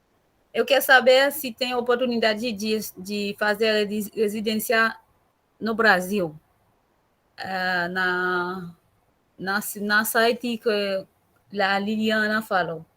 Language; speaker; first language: Portuguese; non-native, learner; Haitian Creole